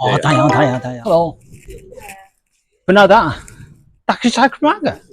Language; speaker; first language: Welsh; non-native, learner; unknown